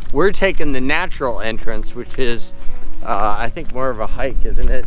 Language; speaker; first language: English; native; English